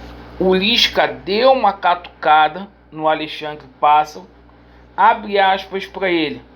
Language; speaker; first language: Portuguese; native; Portuguese